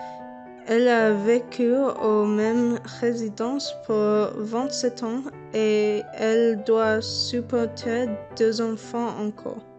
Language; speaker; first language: French; non-native, learner; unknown